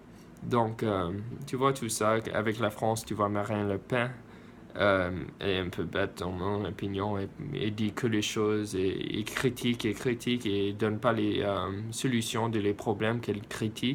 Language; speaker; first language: French; non-native, learner; English